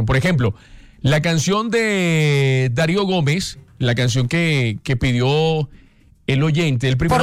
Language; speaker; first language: Spanish; native; Spanish